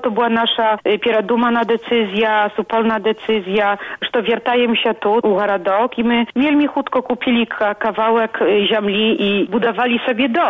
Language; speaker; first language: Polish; non-native, local second language; Belarusian